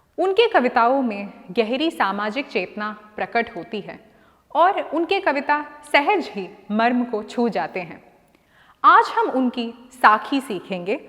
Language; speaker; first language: Hindi; non-native, local second language; Malayalam